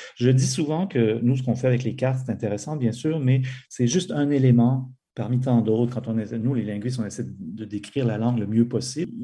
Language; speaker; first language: French; native; French